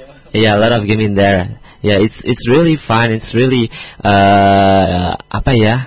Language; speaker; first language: English; non-native, fluent; Indonesian